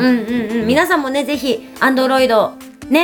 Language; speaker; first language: Japanese; native; Japanese